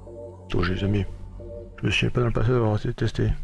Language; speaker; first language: French; native; French